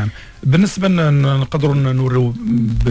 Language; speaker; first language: Arabic; native; Arabic